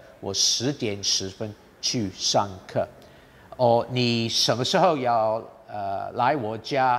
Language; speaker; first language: Chinese; non-native, fluent; English